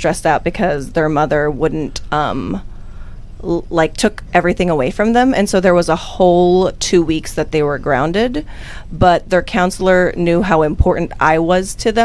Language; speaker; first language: English; non-native, local second language; Filipino